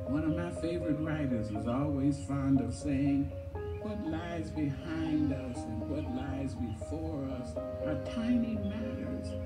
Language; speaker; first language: English; non-native, fluent; French